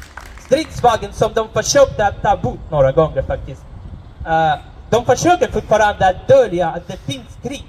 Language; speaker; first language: Swedish; non-native, fluent; Russian